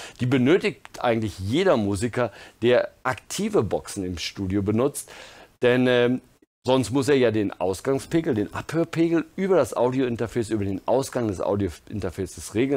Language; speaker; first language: German; native; German